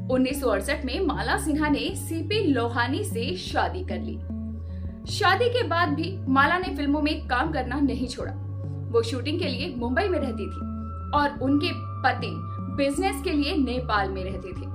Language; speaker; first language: Hindi; native; Hindi